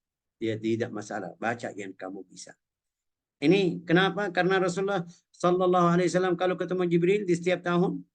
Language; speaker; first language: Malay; non-native, fluent; Arabic